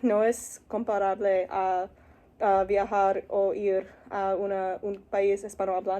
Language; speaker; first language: Spanish; non-native, learner; English